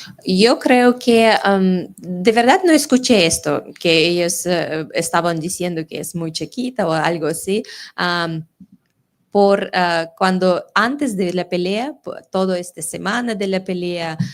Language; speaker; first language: Spanish; non-native, fluent; Russian